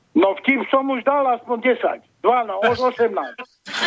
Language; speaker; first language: Slovak; native; Slovak